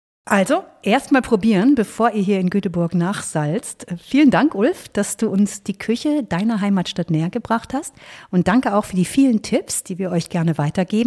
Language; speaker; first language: German; native; German